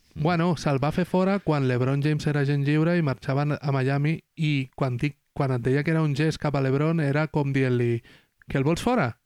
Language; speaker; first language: Catalan; non-native, local second language; Spanish